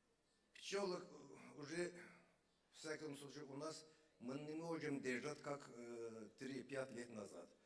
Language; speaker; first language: Russian; non-native, fluent; Azerbaijani